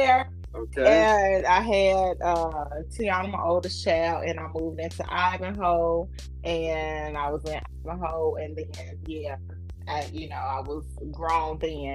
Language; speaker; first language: English; native; English